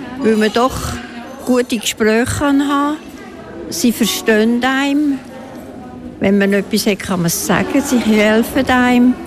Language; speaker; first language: German; native; German